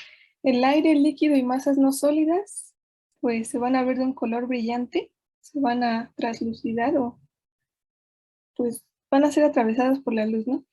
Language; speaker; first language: Spanish; native; Spanish